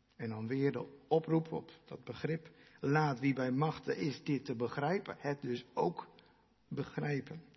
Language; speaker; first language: Dutch; non-native, local second language; Western Frisian